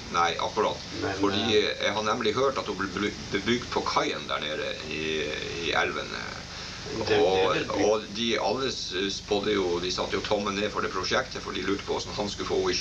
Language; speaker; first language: Norwegian; native; Norwegian